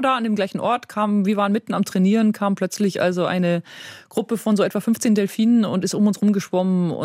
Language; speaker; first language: German; native; German